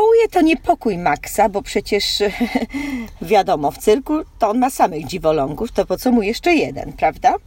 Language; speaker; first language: Polish; native; Polish